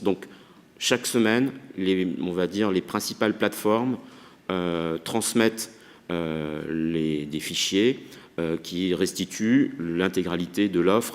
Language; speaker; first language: French; native; French